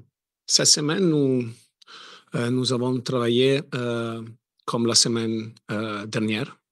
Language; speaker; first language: French; non-native, learner; Italian